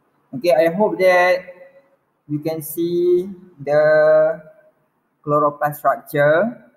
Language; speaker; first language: English; non-native, local second language; Malay